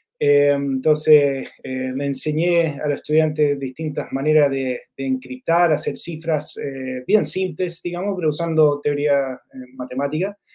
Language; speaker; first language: Spanish; non-native, fluent; English